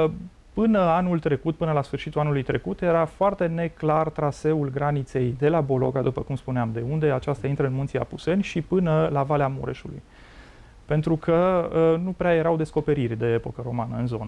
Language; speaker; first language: Romanian; native; Romanian